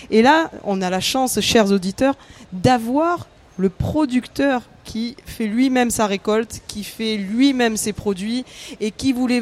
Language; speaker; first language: French; native; French